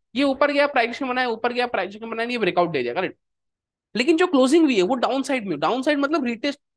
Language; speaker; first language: Hindi; native; Hindi